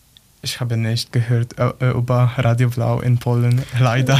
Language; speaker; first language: German; non-native, learner; Polish